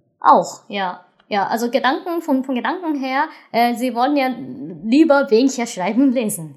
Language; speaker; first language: German; non-native, fluent; Japanese